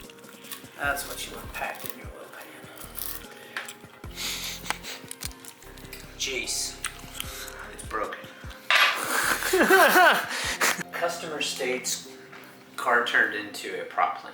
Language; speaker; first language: English; native; English